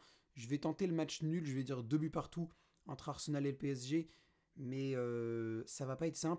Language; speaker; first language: French; native; French